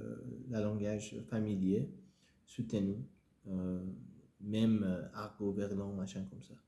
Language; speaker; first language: French; non-native, fluent; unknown